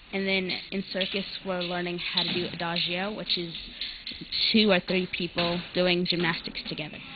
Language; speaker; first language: English; native; English